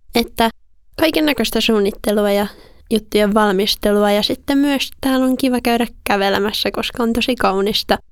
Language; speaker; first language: Finnish; native; Finnish